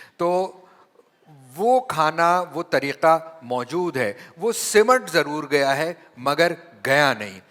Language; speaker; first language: Urdu; native; Urdu